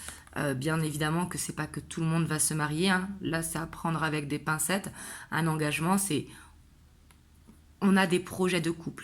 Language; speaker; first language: French; native; French